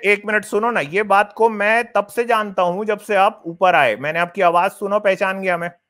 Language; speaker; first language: Hindi; native; Hindi